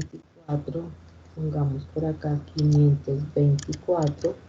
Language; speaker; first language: Spanish; native; Spanish